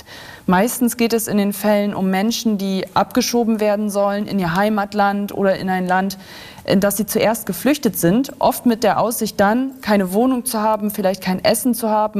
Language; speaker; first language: German; native; German